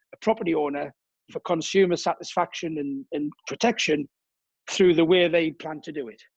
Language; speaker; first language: English; native; English